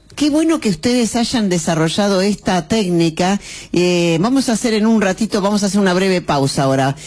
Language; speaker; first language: Spanish; native; Spanish